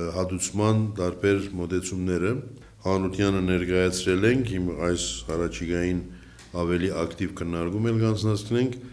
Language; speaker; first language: Armenian; early bilingual, heritage; Armenian